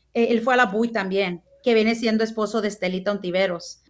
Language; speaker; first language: Spanish; early bilingual, heritage; Spanish